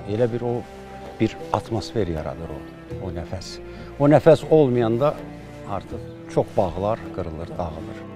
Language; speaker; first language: Azerbaijani; native; Azerbaijani